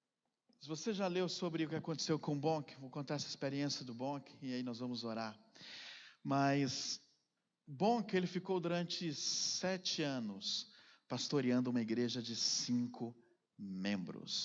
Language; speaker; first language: Portuguese; native; Portuguese